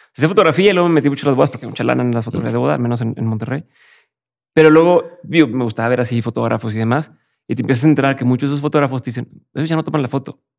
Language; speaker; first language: Spanish; native; Spanish